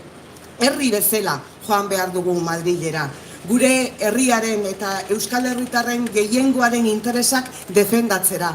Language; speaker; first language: Basque; native; Basque